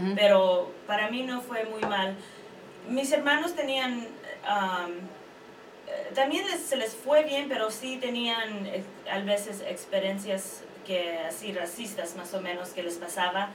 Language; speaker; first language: Spanish; early bilingual, heritage; Spanish